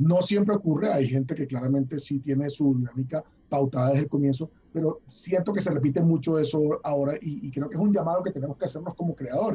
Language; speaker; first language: Spanish; native; Spanish